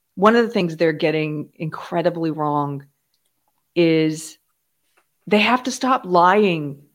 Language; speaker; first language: English; native; English